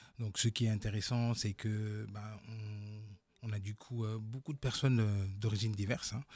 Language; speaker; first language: French; non-native, local second language; Wolof